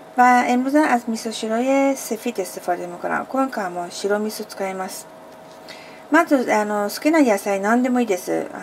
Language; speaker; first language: Japanese; non-native, fluent; Persian